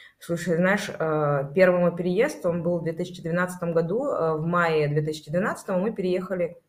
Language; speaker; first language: Russian; native; Russian